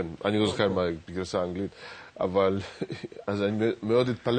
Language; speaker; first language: Hebrew; non-native, fluent; Russian